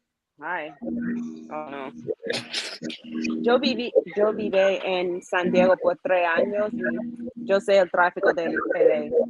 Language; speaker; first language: Spanish; non-native, learner; English